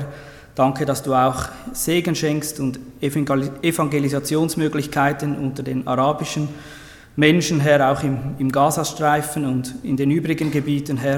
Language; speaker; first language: German; native; German